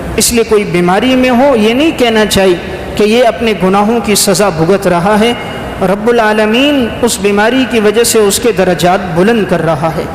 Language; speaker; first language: Urdu; native; Urdu